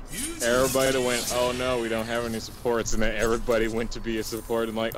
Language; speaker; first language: English; native; English